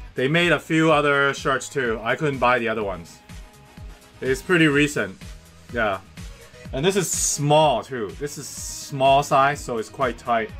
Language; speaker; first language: English; non-native, local second language; Cantonese